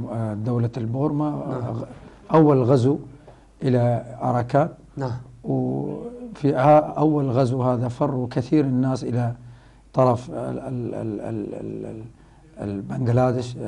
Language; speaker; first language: Arabic; non-native, fluent; Rohingya